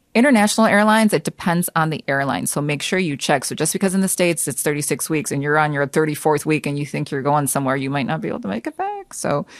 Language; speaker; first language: English; native; English